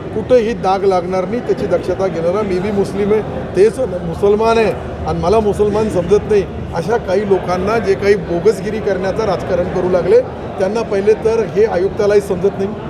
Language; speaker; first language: Marathi; non-native, local second language; Urdu